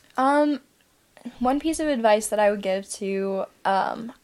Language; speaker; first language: English; native; English